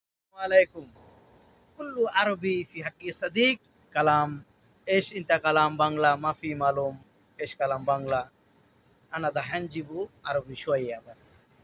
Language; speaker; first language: Arabic; non-native, learner; Bangla